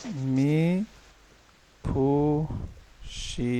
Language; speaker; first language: Persian; non-native, learner; Urdu